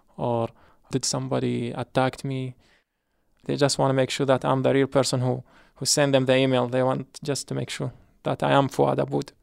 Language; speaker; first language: English; non-native, fluent; Arabic